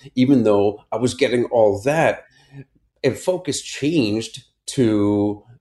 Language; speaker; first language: English; native; English